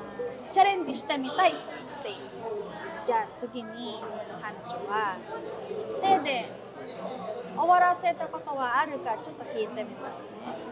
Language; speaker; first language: Japanese; non-native, fluent; Filipino